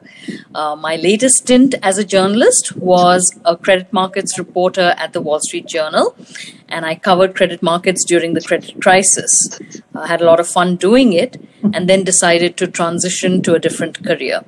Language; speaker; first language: English; non-native, local second language; Hindi